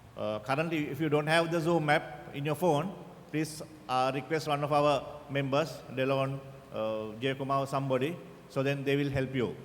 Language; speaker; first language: English; non-native, local second language; Sinhala